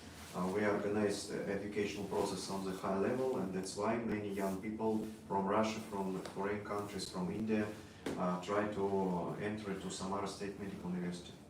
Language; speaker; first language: English; non-native, learner; Russian